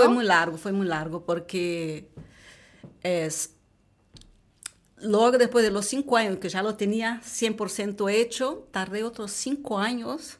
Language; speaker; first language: Spanish; non-native, fluent; Portuguese